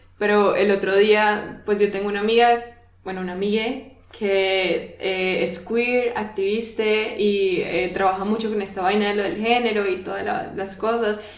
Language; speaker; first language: Spanish; native; Spanish